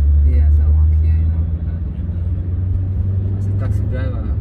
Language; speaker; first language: English; non-native, fluent; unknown